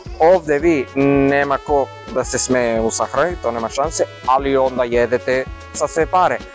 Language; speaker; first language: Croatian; non-native, learner; Spanish